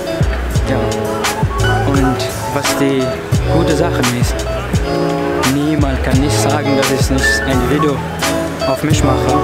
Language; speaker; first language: German; non-native, learner; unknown